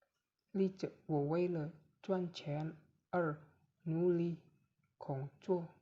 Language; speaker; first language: Chinese; non-native, learner; Indonesian